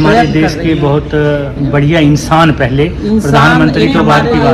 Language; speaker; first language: Hindi; native; Hindi